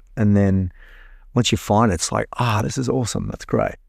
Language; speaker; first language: English; native; English